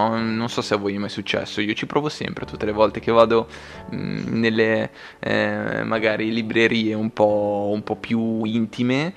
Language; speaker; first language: Italian; native; Italian